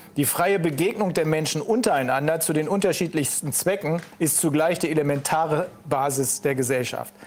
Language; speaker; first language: German; native; German